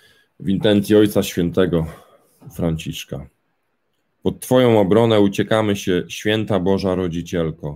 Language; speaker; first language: Polish; native; Polish